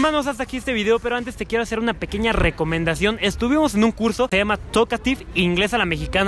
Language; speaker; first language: Spanish; native; Spanish